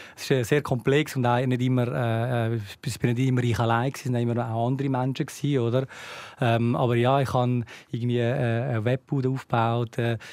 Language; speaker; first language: German; early bilingual, other home language; Tamil